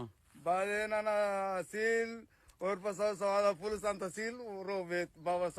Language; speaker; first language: Arabic; non-native, learner; Hindi